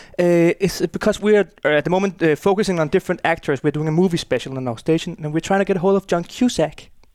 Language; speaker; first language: English; non-native, fluent; Danish